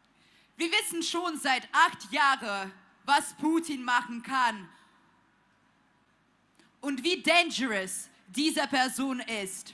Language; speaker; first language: German; non-native, fluent; Ukrainian